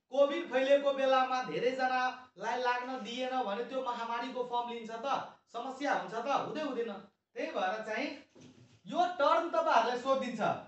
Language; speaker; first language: Nepali; non-native, local second language; Maithili